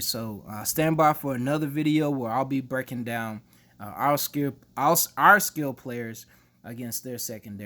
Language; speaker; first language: English; native; English